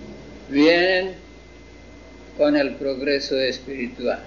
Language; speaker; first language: Spanish; non-native, fluent; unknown